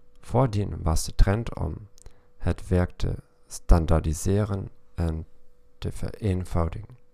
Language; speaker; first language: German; non-native, learner; Dutch